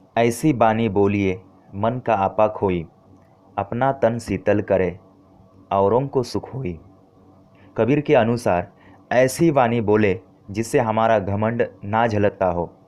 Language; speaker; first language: Hindi; non-native, local second language; Marathi